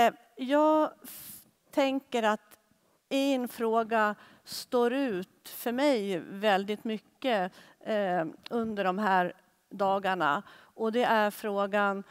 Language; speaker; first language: Swedish; native; Swedish